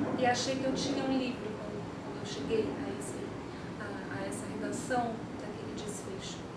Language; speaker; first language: Portuguese; early bilingual, other home language; Spanish